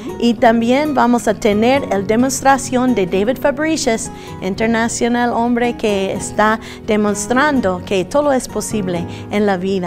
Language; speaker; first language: Spanish; early bilingual, other home language; English